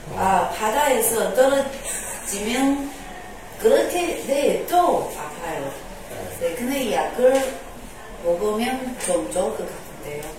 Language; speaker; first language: Korean; non-native, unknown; Chinese